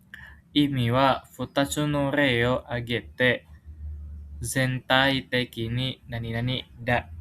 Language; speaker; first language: Japanese; non-native, fluent; Indonesian